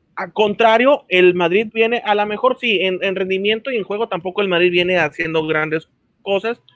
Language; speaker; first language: Spanish; native; Spanish